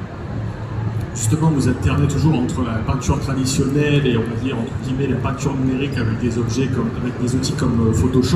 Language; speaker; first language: French; native; French